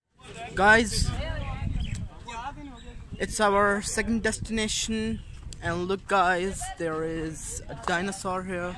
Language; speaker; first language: English; non-native, local second language; Urdu